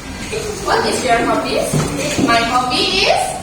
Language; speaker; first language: English; non-native, learner; Indonesian